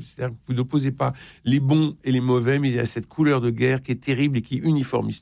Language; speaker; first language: French; native; French